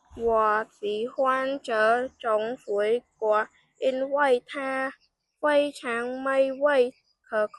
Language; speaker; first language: Chinese; non-native, learner; Khmer